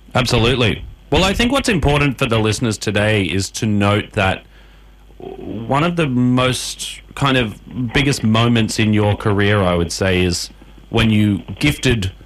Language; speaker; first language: English; native; English